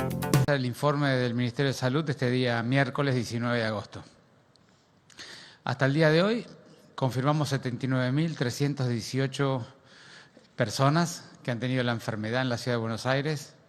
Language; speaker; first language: Spanish; native; Spanish